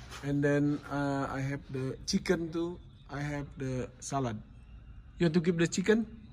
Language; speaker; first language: English; non-native, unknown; Indonesian